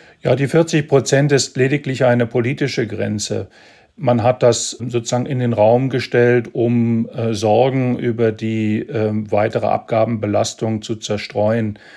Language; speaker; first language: German; native; German